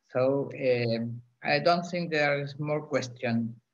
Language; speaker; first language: English; non-native, fluent; Spanish